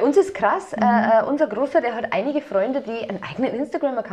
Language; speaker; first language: German; native; German